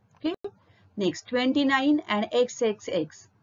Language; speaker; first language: English; non-native, local second language; Marathi